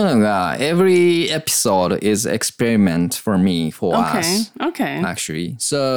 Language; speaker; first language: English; non-native, learner; Japanese